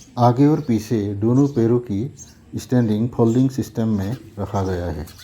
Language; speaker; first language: Hindi; non-native, local second language; Assamese